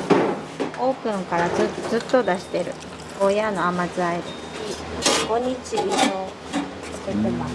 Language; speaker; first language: Japanese; native; Japanese